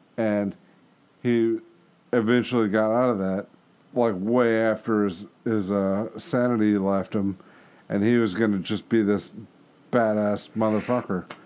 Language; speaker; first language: English; native; English